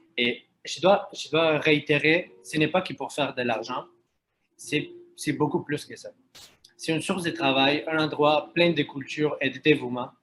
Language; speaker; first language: French; non-native, fluent; Spanish